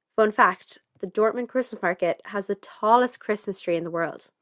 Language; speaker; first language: English; native; English